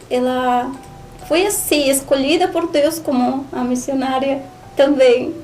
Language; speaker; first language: Portuguese; non-native, learner; Spanish